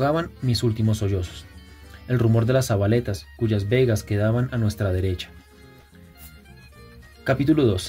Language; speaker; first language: Spanish; native; Spanish